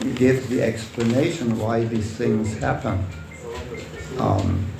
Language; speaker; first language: English; non-native, fluent; German